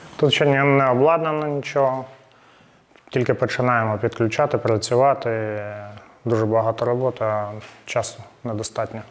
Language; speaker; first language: Ukrainian; non-native, local second language; Russian